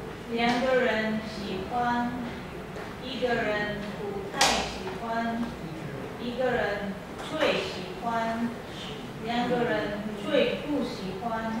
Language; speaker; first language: Chinese; non-native, learner; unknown